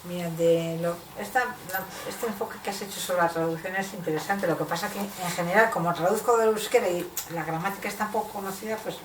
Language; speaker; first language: Spanish; non-native, local second language; Basque